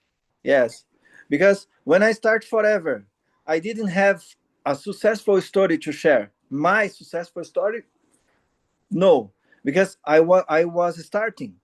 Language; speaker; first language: English; non-native, learner; Portuguese